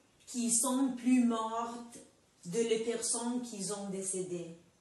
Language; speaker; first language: French; non-native, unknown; Italian